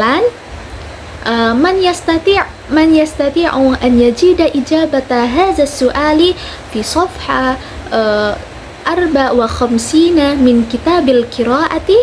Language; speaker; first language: Arabic; non-native, learner; Indonesian